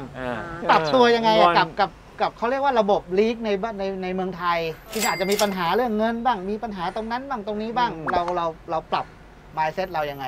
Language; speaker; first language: Thai; native; Thai